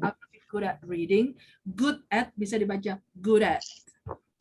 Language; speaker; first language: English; non-native, fluent; Indonesian